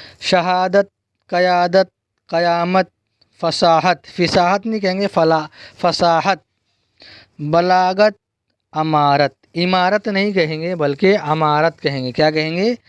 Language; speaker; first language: Urdu; native; Urdu